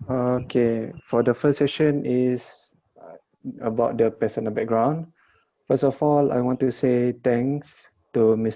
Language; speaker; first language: English; non-native, learner; Malay